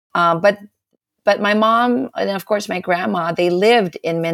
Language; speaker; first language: English; non-native, local second language; Filipino